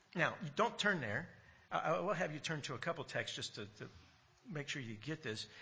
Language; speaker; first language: English; native; English